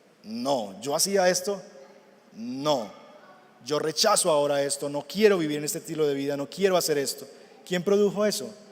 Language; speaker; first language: Spanish; native; Spanish